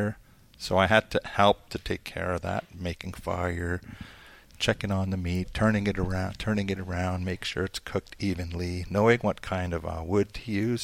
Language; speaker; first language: English; non-native, fluent; Cree